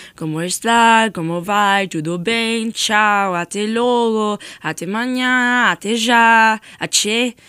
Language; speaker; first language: Portuguese; non-native, learner; Spanish